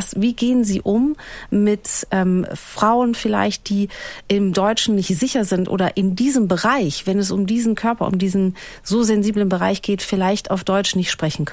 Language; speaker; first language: German; native; German